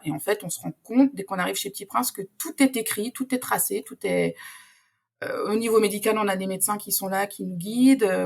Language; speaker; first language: French; native; French